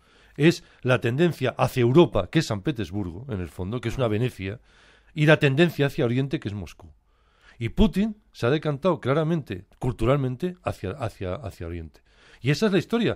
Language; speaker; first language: Spanish; native; Spanish